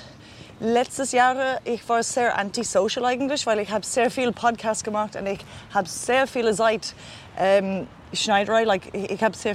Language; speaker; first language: German; non-native, learner; English